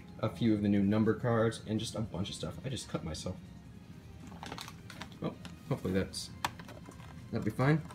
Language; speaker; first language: English; native; English